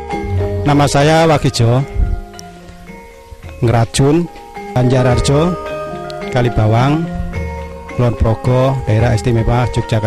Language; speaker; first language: Indonesian; non-native, local second language; Javanese